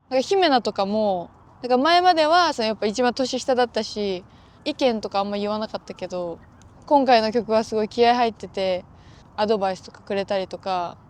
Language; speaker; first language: Japanese; native; Japanese